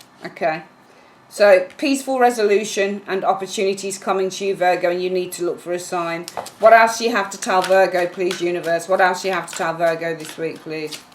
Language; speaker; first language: English; native; English